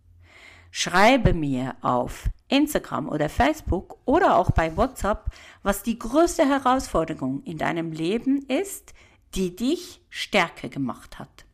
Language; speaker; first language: German; native; German